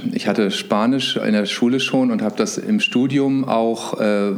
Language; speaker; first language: German; native; German